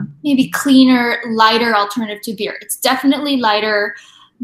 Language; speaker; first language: English; non-native, local second language; Filipino